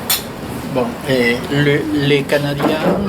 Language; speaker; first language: French; non-native, fluent; Spanish